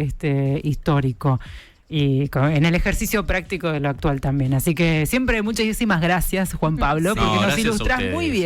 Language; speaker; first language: Spanish; native; Spanish